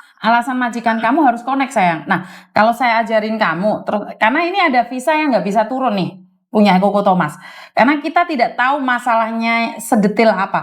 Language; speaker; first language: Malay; non-native, local second language; Javanese